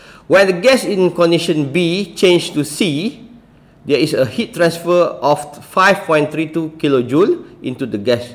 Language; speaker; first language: English; non-native, local second language; Malay